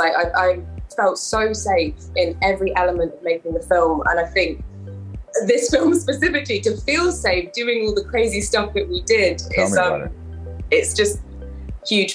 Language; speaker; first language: English; native; English